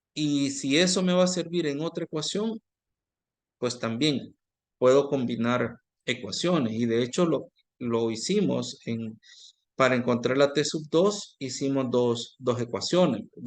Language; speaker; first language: Spanish; native; Spanish